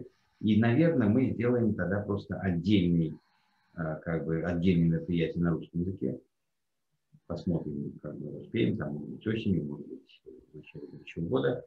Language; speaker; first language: Russian; non-native, fluent; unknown